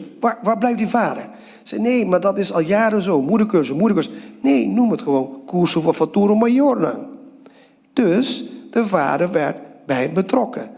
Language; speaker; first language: Dutch; non-native, local second language; Papiamento